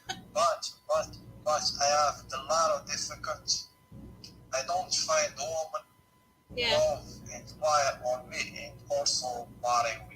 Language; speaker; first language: English; non-native, learner; Arabic